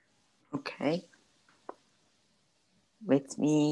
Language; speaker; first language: English; non-native, learner; Vietnamese